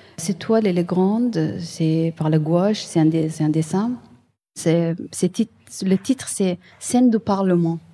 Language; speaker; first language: French; non-native, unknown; Persian